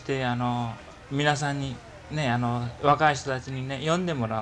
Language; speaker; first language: Japanese; early bilingual, heritage; Japanese